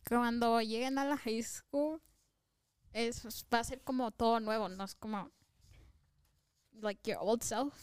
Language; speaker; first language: Spanish; early bilingual, heritage; Spanish